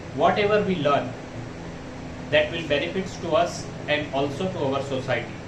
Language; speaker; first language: English; non-native, local second language; Gujarati